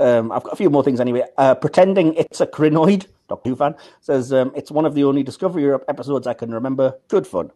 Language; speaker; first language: English; native; English